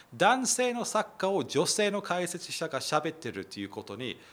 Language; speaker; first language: Japanese; non-native, fluent; English